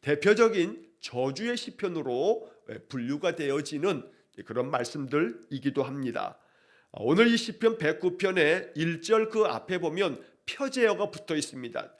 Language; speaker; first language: Korean; native; Korean